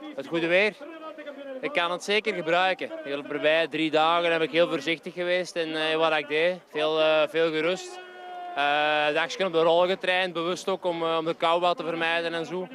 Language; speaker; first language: Dutch; native; Dutch